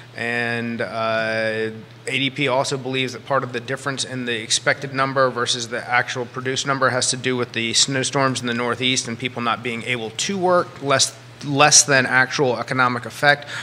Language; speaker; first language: English; native; English